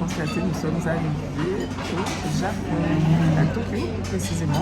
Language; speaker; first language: French; native; French